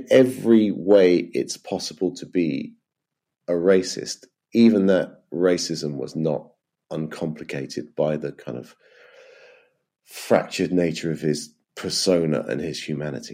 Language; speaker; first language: English; native; English